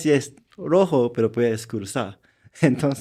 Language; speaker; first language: Spanish; non-native, learner; Japanese